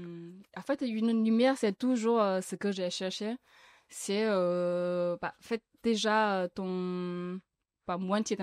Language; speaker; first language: French; non-native, learner; Chinese